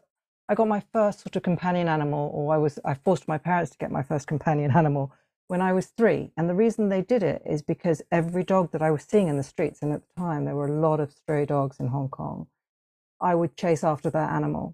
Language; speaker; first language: English; native; English